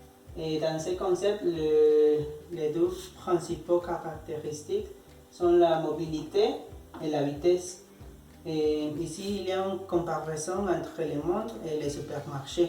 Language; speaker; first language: French; non-native, learner; Spanish